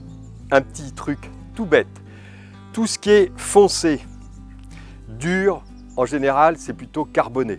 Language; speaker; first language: French; native; French